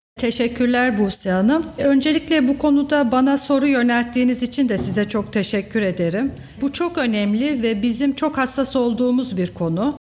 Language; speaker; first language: Turkish; native; Turkish